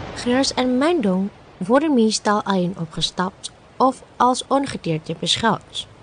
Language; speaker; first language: Dutch; non-native, fluent; Indonesian